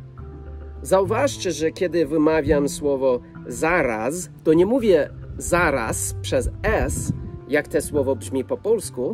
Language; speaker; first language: Polish; non-native, fluent; English